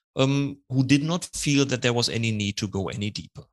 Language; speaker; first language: English; non-native, fluent; German